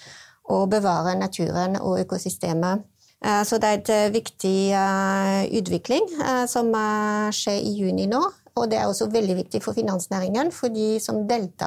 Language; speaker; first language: Norwegian; non-native, fluent; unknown